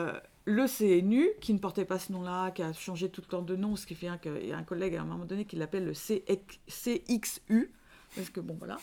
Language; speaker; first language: French; native; French